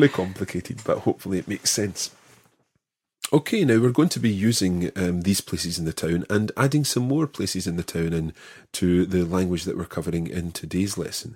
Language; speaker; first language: English; native; English